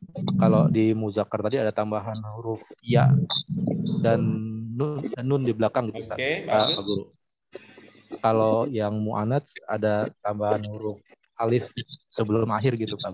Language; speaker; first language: Indonesian; native; Indonesian